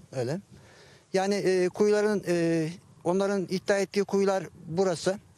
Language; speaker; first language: Turkish; native; Turkish